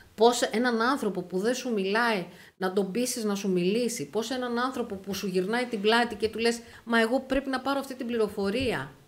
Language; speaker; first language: Greek; native; Greek